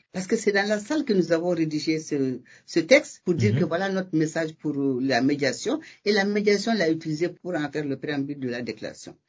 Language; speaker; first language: French; non-native, local second language; Bambara